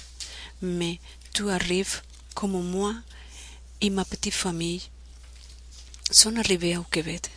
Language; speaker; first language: French; non-native, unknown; Spanish